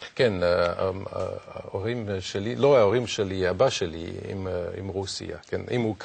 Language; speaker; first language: Hebrew; non-native, learner; French